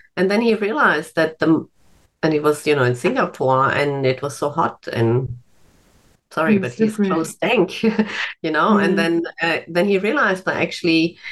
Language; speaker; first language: English; non-native, fluent; German